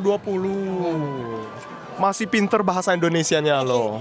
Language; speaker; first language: Indonesian; native; Indonesian